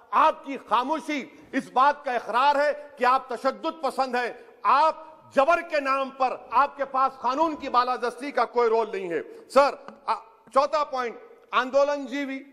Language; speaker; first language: Urdu; native; Urdu